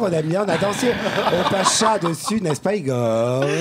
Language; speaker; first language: French; native; French